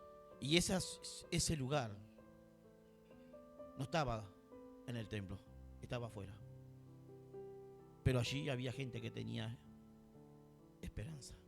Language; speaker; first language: Spanish; native; Spanish